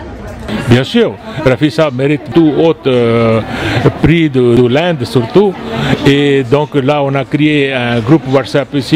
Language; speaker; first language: French; non-native, fluent; Punjabi